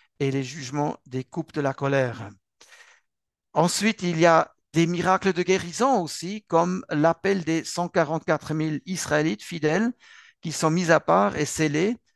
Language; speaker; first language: French; non-native, local second language; Swiss German